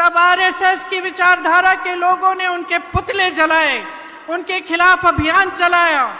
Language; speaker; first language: Hindi; native; Hindi